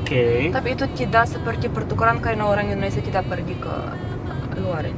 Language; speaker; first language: Indonesian; non-native, fluent; Bulgarian